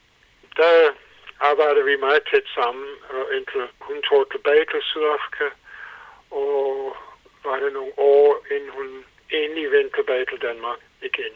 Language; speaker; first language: Danish; non-native, fluent; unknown